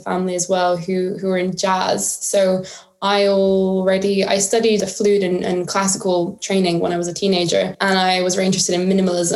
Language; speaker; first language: English; native; English